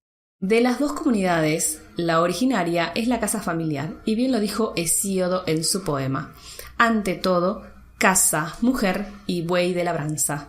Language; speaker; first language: Spanish; native; Spanish